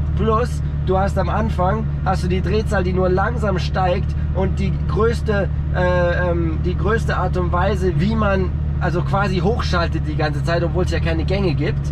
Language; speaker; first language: German; early bilingual, heritage; German